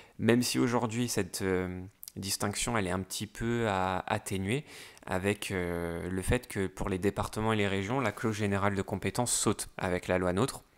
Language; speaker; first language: French; native; French